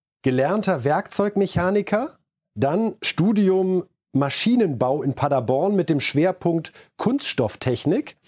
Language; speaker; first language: German; native; German